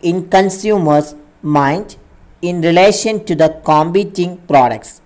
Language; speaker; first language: English; non-native, local second language; Malayalam